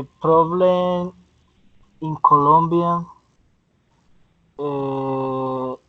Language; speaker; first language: English; non-native, learner; Spanish